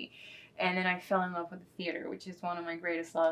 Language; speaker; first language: English; non-native, fluent; Spanish